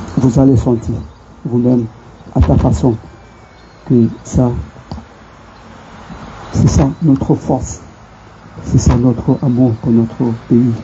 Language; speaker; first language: French; non-native, local second language; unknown